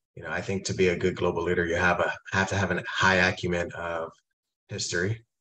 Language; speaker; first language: English; native; English